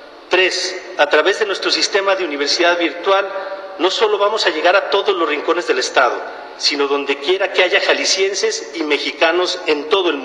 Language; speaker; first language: Spanish; native; Spanish